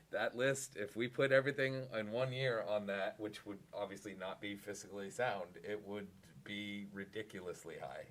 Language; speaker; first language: English; native; English